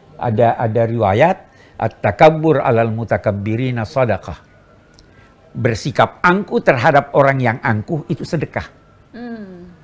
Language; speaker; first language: Indonesian; native; Indonesian